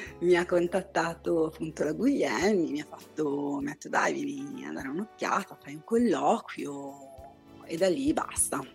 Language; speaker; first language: Italian; native; Italian